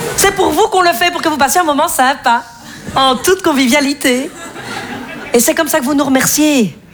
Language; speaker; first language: French; native; French